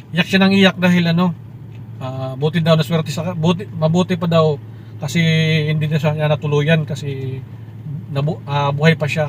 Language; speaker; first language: Filipino; non-native, local second language; Cebuano